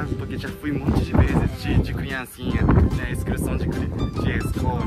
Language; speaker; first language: Portuguese; non-native, local second language; Japanese